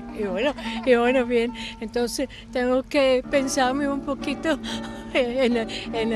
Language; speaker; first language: Spanish; non-native, fluent; German